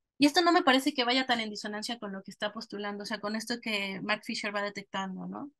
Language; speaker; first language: Spanish; native; Spanish